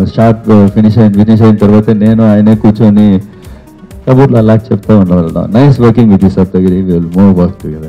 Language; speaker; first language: Telugu; non-native, fluent; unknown